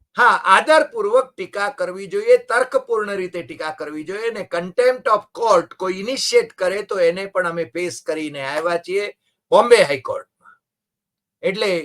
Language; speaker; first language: Gujarati; native; Gujarati